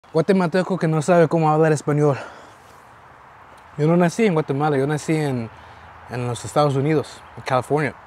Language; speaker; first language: Spanish; early bilingual, heritage; Spanish